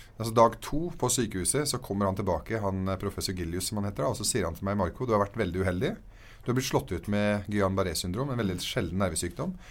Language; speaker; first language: Norwegian; early bilingual, other home language; Arabic